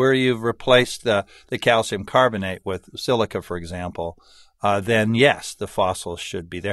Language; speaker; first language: English; native; English